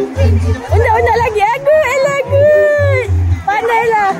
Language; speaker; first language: Malay; native; Malay